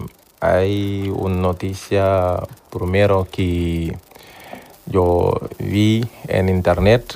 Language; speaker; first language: Spanish; non-native, learner; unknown